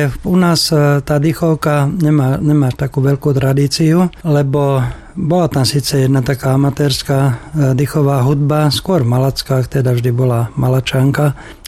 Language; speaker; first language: Slovak; native; Slovak